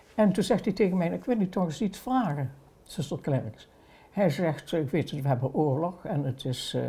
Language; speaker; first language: Dutch; native; Dutch